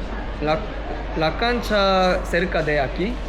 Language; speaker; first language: Spanish; non-native, learner; Korean